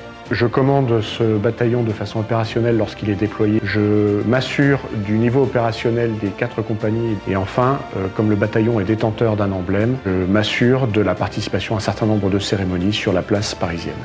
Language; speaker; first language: French; native; French